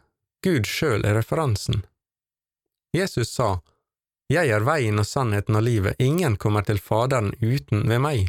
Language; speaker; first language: Norwegian; native; Norwegian